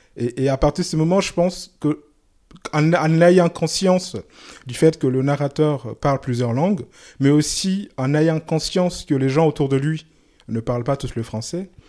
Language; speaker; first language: French; non-native, local second language; Soninke